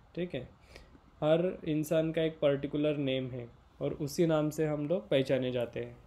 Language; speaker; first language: Hindi; non-native, local second language; Marathi